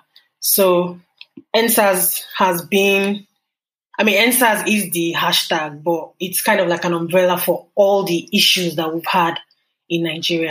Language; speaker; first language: English; non-native, local second language; Yoruba